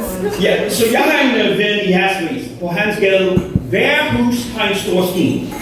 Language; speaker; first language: Danish; non-native, learner; English